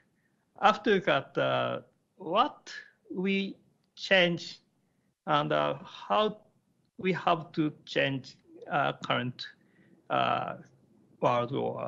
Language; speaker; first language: English; non-native, learner; Japanese